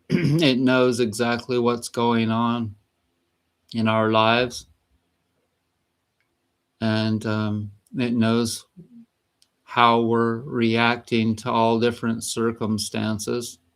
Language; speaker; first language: English; native; English